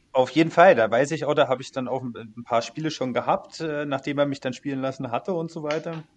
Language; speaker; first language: German; native; German